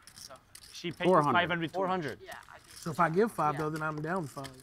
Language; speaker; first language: English; non-native, fluent; French